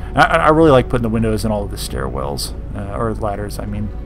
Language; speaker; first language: English; native; English